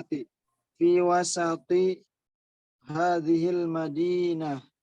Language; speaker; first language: Arabic; non-native, learner; Indonesian